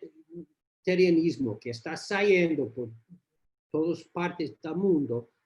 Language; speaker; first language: Portuguese; non-native, learner; English